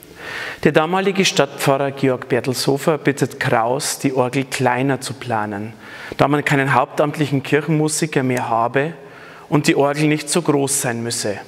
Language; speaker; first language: German; native; German